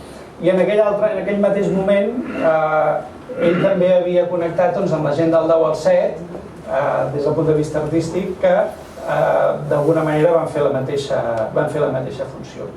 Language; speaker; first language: Catalan; native; Catalan